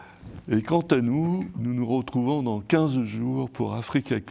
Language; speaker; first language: French; native; French